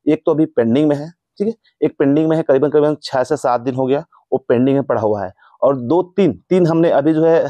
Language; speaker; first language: Hindi; native; Hindi